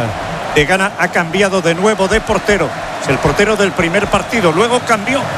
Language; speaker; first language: Spanish; native; Spanish